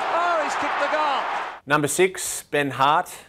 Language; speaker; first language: English; native; English